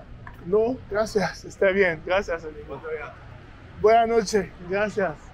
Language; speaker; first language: Spanish; non-native, learner; English